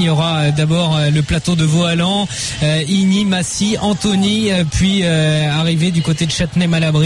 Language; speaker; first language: French; native; French